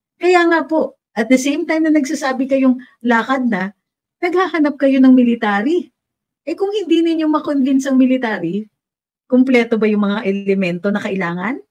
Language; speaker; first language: Filipino; native; Filipino